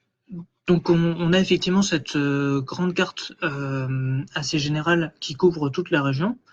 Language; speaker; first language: French; native; French